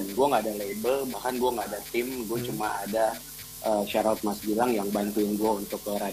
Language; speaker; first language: Indonesian; native; Indonesian